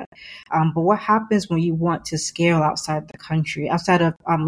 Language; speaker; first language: English; native; English